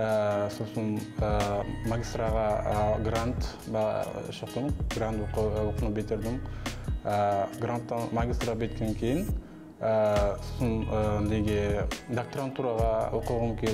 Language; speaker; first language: Kazakh; non-native, local second language; Pashto